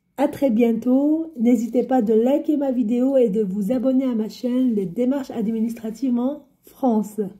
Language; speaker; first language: French; non-native, local second language; Arabic